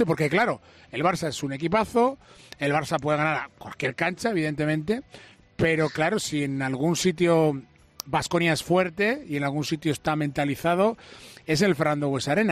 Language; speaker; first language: Spanish; native; Spanish